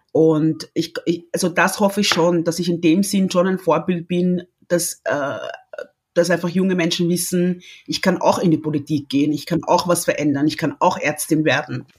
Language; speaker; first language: German; early bilingual, other home language; Lingala